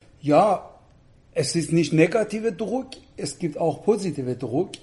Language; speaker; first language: German; non-native, learner; Persian